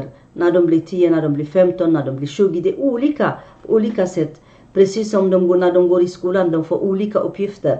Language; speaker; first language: Swedish; non-native, fluent; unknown